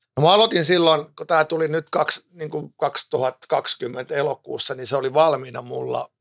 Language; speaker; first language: Finnish; native; Finnish